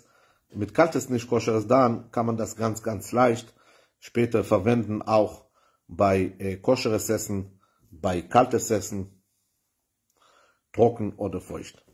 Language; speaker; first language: German; non-native, fluent; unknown